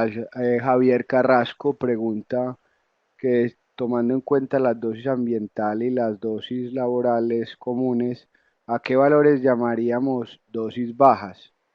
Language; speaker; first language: Spanish; native; Spanish